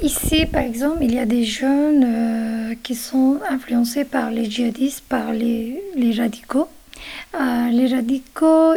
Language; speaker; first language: French; non-native, fluent; Kurdish